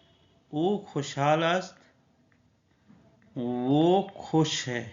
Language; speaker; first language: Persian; non-native, fluent; Urdu